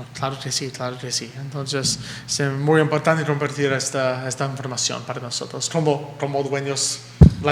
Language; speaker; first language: Spanish; early bilingual, heritage; English